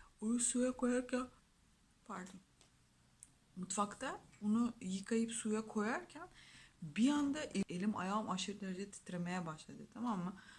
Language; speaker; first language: Turkish; non-native, fluent; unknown